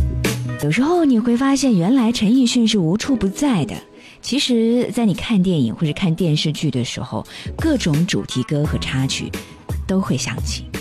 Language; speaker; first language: Chinese; native; Chinese